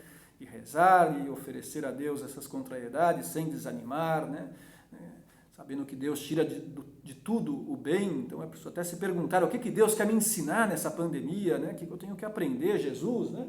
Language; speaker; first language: Portuguese; native; Portuguese